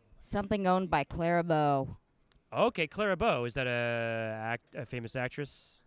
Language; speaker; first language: English; native; English